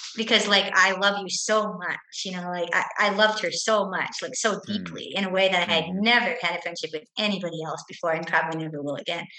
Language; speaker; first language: English; native; English